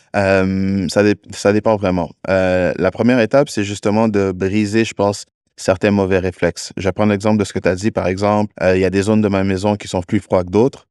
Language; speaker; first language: French; native; French